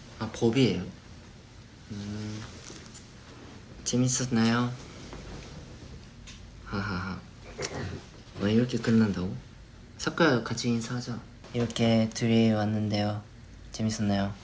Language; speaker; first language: Korean; non-native, fluent; Japanese